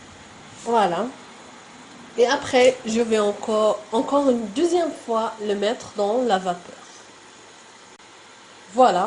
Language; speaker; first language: French; non-native, local second language; Arabic